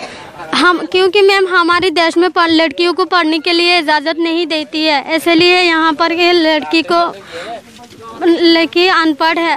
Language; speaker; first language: Hindi; non-native, learner; Rohingya